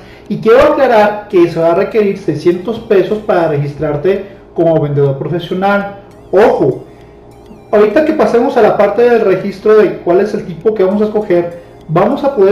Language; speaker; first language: Spanish; native; Spanish